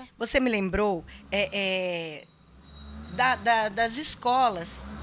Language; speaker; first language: Portuguese; native; Portuguese